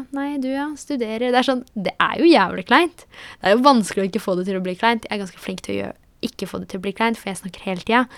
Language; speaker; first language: Norwegian; early bilingual, other home language; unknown